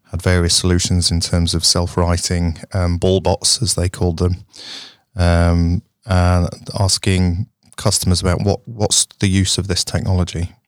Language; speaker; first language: English; native; English